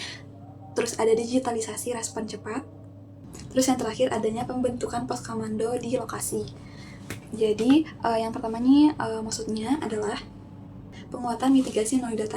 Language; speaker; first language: Indonesian; native; Indonesian